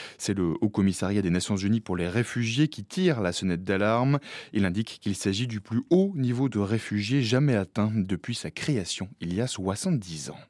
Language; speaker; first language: French; native; French